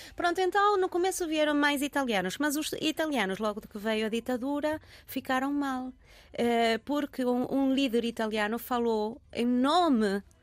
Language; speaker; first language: Portuguese; early bilingual, heritage; Portuguese